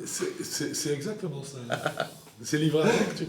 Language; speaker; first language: French; native; French